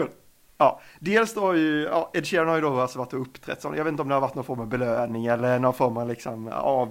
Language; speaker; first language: Swedish; native; Swedish